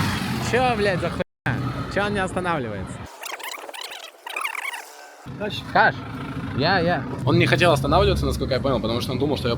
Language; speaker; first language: Russian; native; Russian